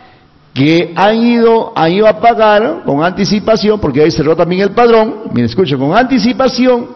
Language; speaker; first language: Spanish; native; Spanish